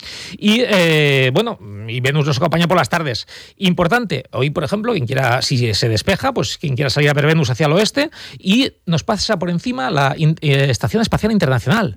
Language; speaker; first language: Spanish; native; Spanish